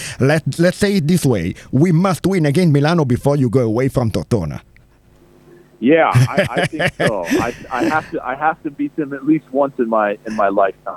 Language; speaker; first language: English; non-native, learner; Italian